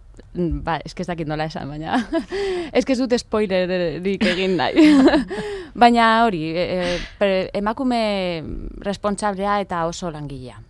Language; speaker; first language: Basque; non-native, local second language; Spanish